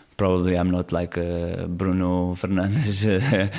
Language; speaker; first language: English; non-native, fluent; Portuguese